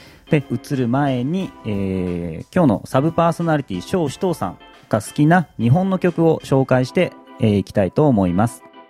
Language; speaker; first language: Japanese; native; Japanese